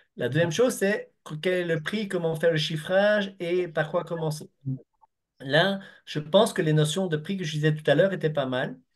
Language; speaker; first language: French; native; French